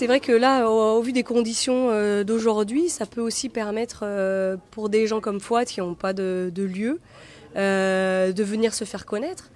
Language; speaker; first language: French; native; French